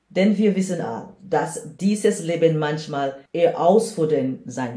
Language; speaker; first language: German; non-native, learner; English